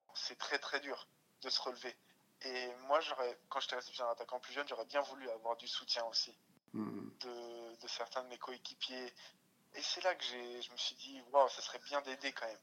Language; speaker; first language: French; early bilingual, other home language; Russian